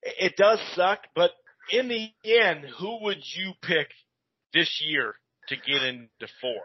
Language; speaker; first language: English; native; English